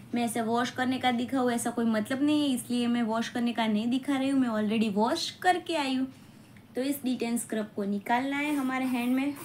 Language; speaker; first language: Hindi; non-native, local second language; Gujarati